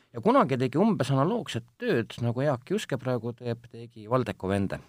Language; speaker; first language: Estonian; native; Estonian